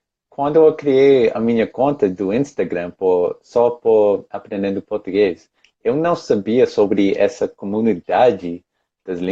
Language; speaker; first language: Portuguese; non-native, fluent; English